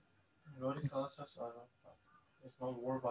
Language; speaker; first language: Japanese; native; Japanese